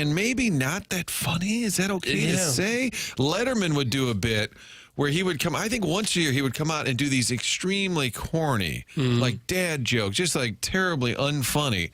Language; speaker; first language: English; native; English